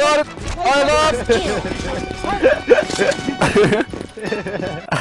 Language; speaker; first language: English; non-native, learner; Korean